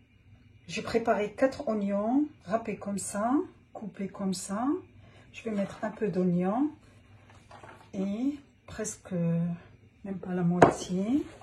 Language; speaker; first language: French; non-native, local second language; Arabic